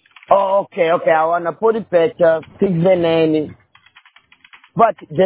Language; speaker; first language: English; non-native, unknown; Portuguese